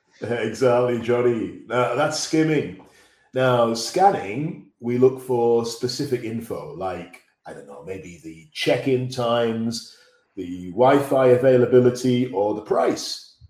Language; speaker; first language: English; native; English